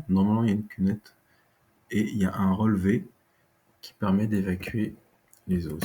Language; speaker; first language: French; native; French